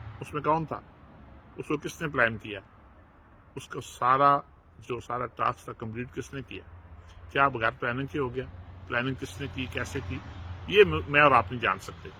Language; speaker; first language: Urdu; non-native, local second language; Punjabi